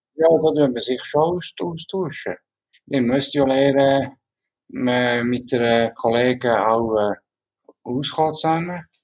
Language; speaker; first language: German; non-native, local second language; Italian